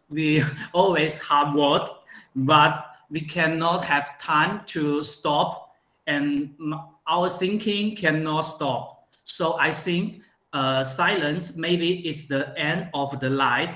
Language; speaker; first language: English; non-native, learner; Chinese